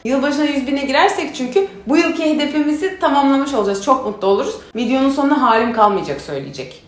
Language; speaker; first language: Turkish; native; Turkish